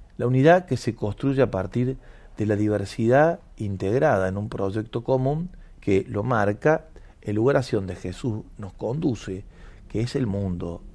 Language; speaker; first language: Spanish; native; Spanish